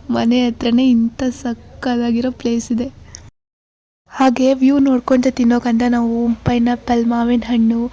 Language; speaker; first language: Kannada; native; Kannada